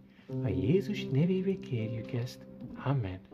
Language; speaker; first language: Hungarian; early bilingual, heritage; Hungarian